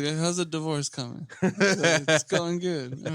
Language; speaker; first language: English; native; English